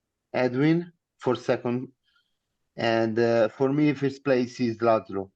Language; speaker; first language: English; non-native, learner; Italian